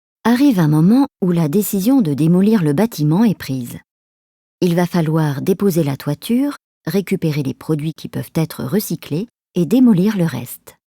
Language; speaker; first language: French; native; French